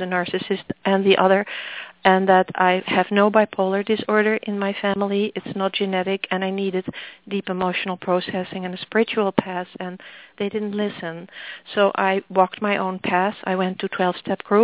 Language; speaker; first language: English; non-native, fluent; Dutch